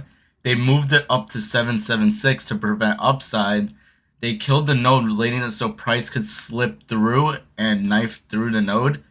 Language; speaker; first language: English; native; English